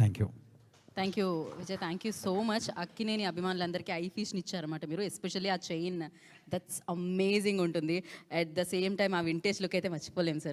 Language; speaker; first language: Telugu; native; Telugu